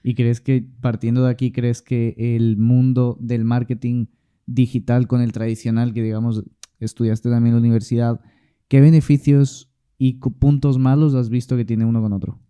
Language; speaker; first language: Spanish; native; Spanish